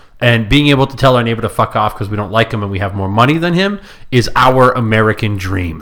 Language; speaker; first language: English; non-native, local second language; French